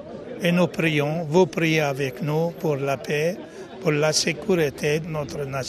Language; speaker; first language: French; non-native, fluent; Arabic